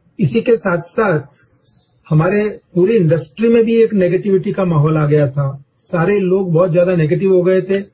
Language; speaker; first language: Hindi; native; Hindi